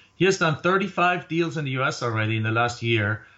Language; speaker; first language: English; non-native, fluent; German